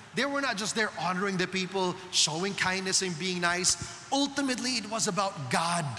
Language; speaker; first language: English; non-native, local second language; Filipino